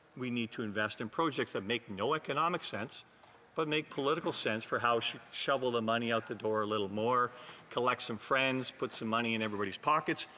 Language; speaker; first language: English; native; English